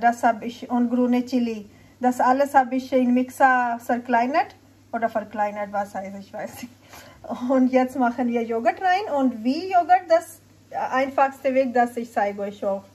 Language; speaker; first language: German; non-native, learner; Urdu